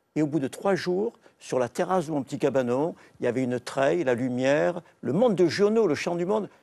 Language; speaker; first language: French; native; French